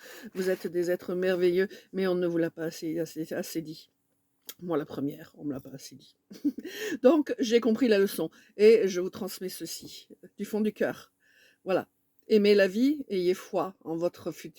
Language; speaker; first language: French; native; French